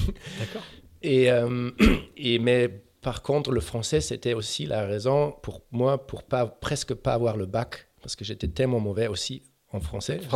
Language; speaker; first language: French; non-native, fluent; German